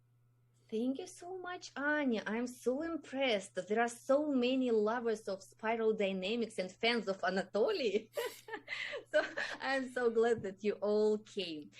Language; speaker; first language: English; non-native, fluent; Russian